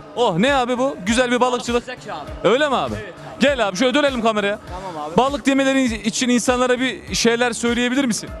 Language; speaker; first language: Turkish; native; Turkish